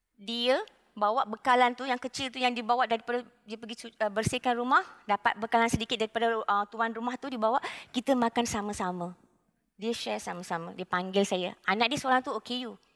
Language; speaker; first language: Malay; non-native, local second language; Tamil